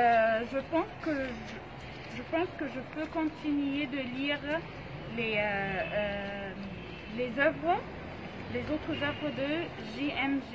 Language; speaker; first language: French; non-native, learner; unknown